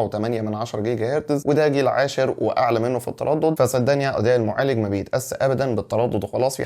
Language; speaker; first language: Arabic; native; Arabic